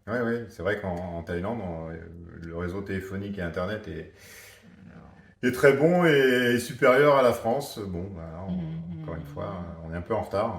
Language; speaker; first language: French; native; French